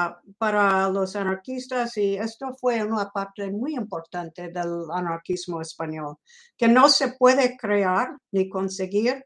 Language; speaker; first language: Spanish; non-native, fluent; English